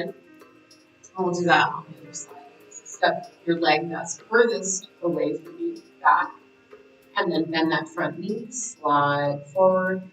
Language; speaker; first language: English; native; English